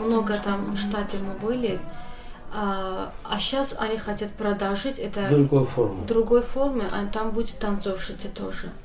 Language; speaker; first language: Russian; non-native, learner; Azerbaijani